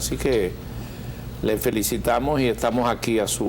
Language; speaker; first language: Spanish; native; Spanish